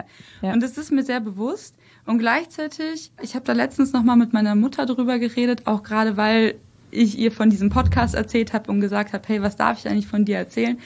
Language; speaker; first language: German; early bilingual, other home language; Russian